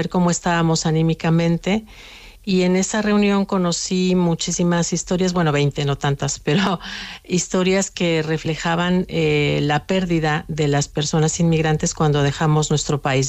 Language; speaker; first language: Spanish; native; Spanish